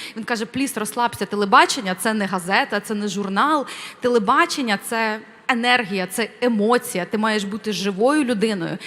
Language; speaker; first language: Ukrainian; non-native, local second language; Russian